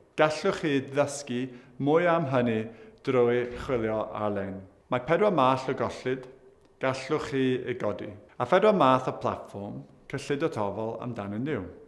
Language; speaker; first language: Welsh; non-native, local second language; English